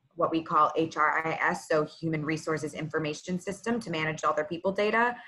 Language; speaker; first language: English; native; English